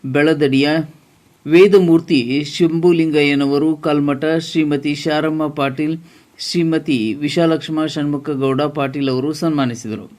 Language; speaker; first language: Kannada; native; Kannada